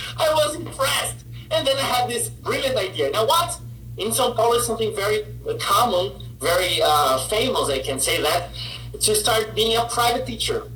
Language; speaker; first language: English; non-native, fluent; Portuguese